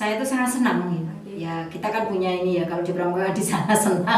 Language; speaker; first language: Indonesian; native; Indonesian